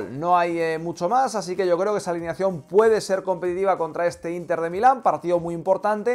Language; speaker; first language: Spanish; native; Spanish